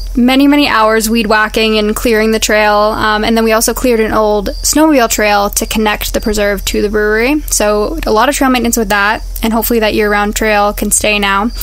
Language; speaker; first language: English; native; English